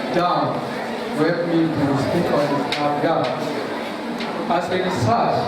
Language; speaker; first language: English; non-native, local second language; Yoruba